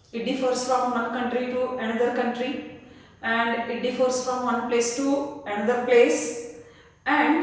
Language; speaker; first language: English; non-native, local second language; Kannada